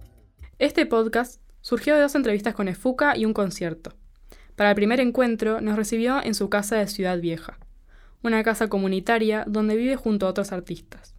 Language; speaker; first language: Spanish; native; Spanish